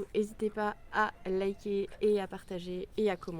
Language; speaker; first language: French; native; French